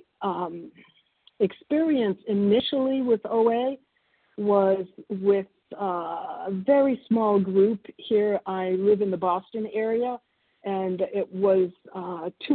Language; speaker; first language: English; early bilingual, other home language; Italian